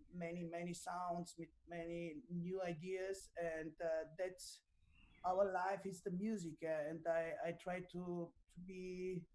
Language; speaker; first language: English; non-native, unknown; Bulgarian